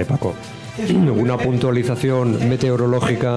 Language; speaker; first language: Spanish; native; Spanish